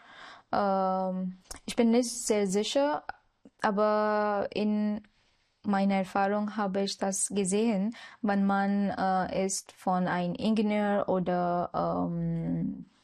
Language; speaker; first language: German; non-native, learner; Marathi